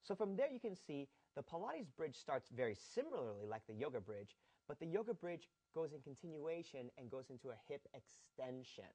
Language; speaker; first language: English; native; English